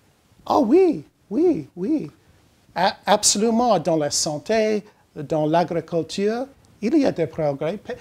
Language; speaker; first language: French; non-native, learner; English